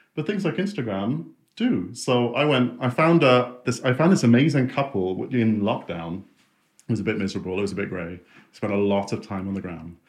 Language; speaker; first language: English; native; English